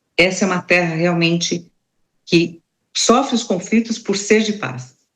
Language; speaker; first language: Portuguese; native; Portuguese